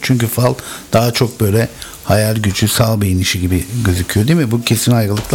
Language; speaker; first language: Turkish; native; Turkish